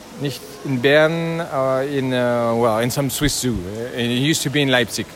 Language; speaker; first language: English; non-native, learner; French